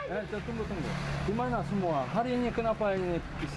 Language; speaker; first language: Indonesian; non-native, learner; Korean